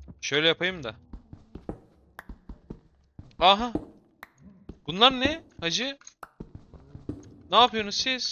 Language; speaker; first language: Turkish; native; Turkish